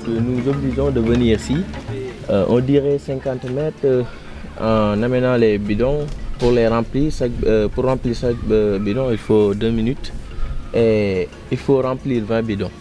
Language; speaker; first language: French; non-native, local second language; Wolof